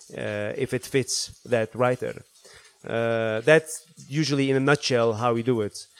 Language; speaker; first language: English; early bilingual, other home language; Arabic